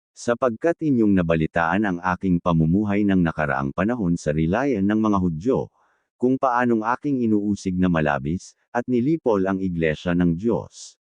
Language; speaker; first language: Filipino; non-native, local second language; Bikol